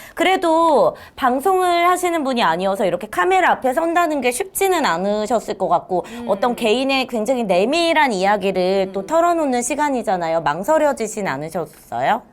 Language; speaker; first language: Korean; native; Korean